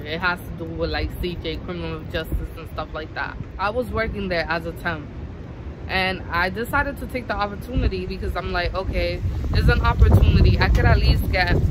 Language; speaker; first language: English; native; English